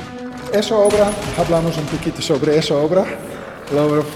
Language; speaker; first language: Spanish; non-native, learner; Dutch